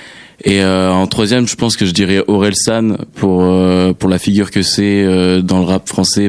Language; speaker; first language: French; native; French